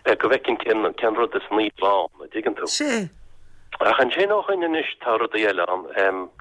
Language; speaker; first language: Irish; native; Irish